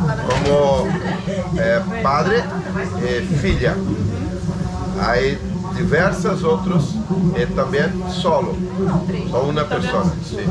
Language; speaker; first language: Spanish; non-native, learner; Portuguese